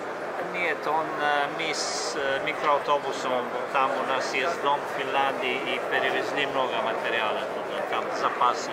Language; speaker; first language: Russian; non-native, fluent; Slovenian